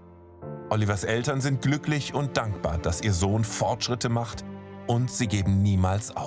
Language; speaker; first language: German; native; German